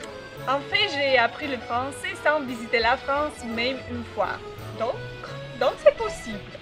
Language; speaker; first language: French; non-native, fluent; Russian